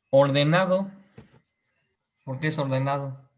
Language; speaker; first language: Spanish; native; Spanish